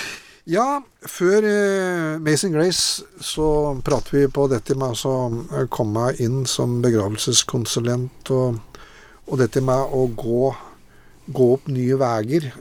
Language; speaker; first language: Norwegian; native; Norwegian